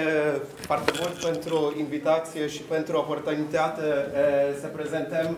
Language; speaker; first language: Romanian; non-native, fluent; Polish